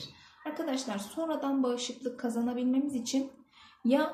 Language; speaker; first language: Turkish; native; Turkish